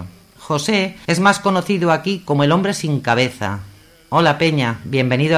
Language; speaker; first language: Spanish; native; Spanish